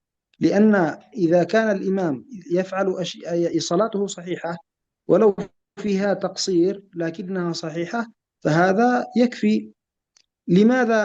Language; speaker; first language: Arabic; native; Arabic